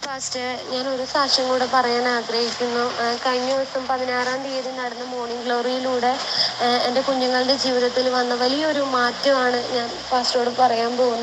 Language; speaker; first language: Malayalam; native; Malayalam